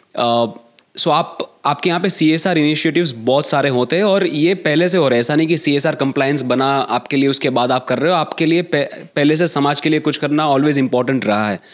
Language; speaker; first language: Hindi; non-native, local second language; Gujarati